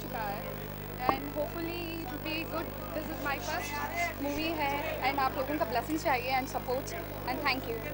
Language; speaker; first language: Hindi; non-native, local second language; Kannada